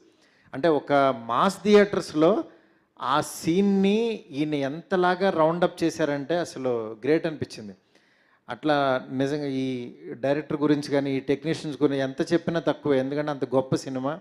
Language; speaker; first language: Telugu; native; Telugu